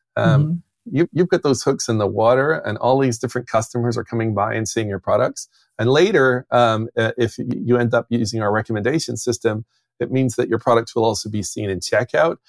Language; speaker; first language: English; native; English